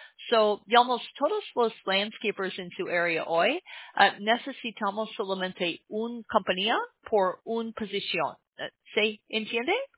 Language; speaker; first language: Spanish; non-native, learner; English